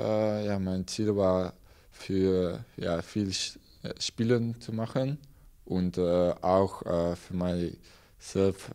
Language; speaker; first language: German; non-native, learner; Dutch